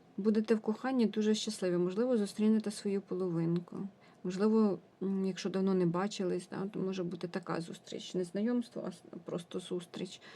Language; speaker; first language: Ukrainian; non-native, local second language; Russian